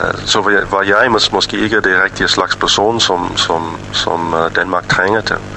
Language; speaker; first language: Danish; non-native, fluent; English